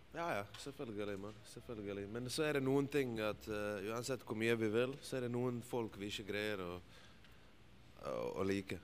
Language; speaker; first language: Norwegian; early bilingual, other home language; Bosnian